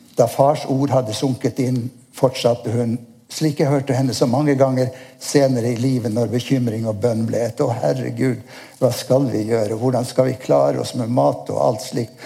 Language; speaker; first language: Norwegian; native; Norwegian